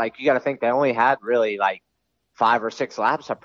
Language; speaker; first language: English; native; English